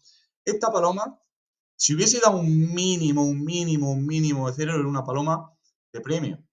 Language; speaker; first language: Spanish; native; Spanish